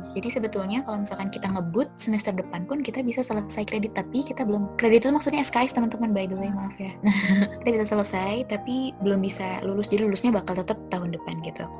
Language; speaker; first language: Indonesian; native; Indonesian